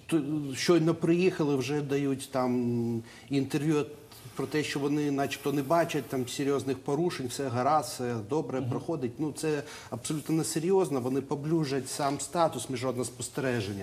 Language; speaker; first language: Ukrainian; native; Ukrainian